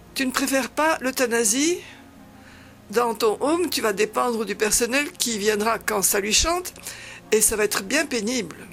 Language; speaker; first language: French; non-native, fluent; Dutch